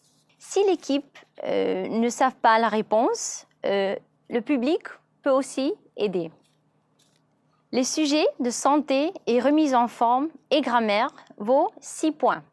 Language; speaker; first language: French; non-native, fluent; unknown